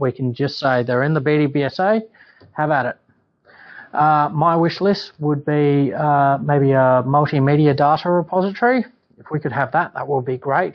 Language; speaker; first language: English; native; English